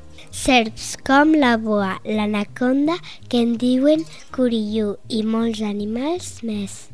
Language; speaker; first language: Catalan; early bilingual, other home language; Spanish